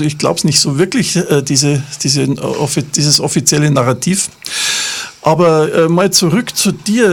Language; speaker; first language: German; native; German